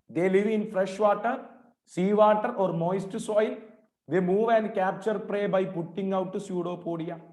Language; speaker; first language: English; non-native, local second language; Malayalam